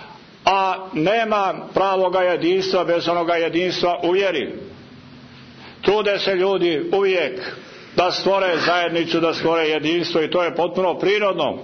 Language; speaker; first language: Croatian; native; Croatian